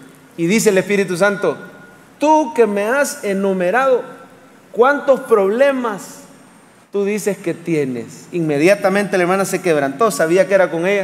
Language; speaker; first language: Spanish; native; Spanish